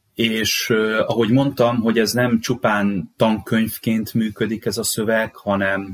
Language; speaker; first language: Hungarian; native; Hungarian